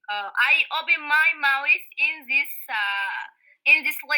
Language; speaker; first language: English; non-native, learner; Arabic